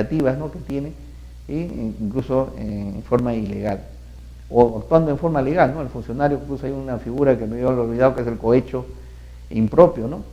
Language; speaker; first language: Spanish; native; Spanish